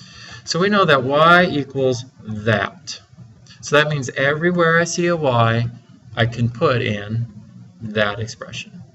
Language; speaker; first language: English; native; English